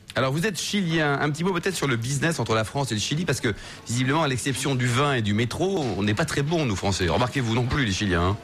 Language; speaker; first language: French; native; French